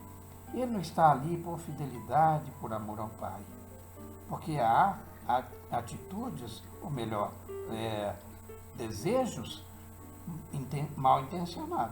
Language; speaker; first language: Portuguese; native; Portuguese